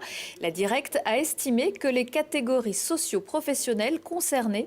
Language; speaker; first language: French; native; French